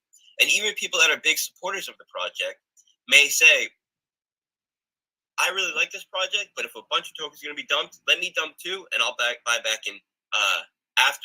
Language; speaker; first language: English; native; English